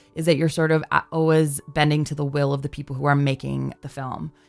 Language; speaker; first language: English; native; English